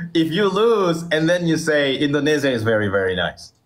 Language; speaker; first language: English; non-native, fluent; Indonesian